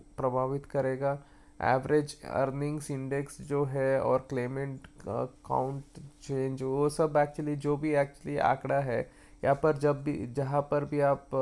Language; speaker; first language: Hindi; non-native, local second language; Kannada